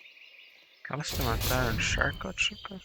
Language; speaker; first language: Spanish; non-native, learner; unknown